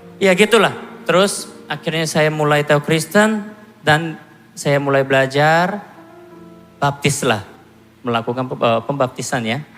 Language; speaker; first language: Indonesian; non-native, fluent; Korean